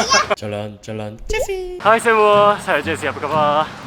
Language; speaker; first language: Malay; non-native, learner; Korean